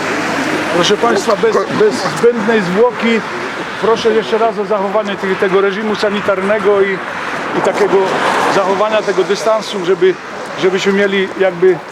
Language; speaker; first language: Polish; native; Polish